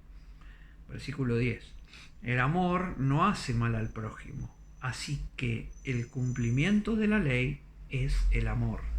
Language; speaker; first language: Spanish; native; Spanish